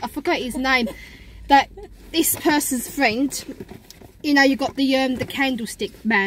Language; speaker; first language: English; native; English